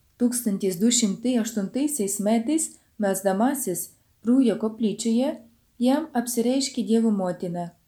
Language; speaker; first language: Lithuanian; non-native, fluent; Ukrainian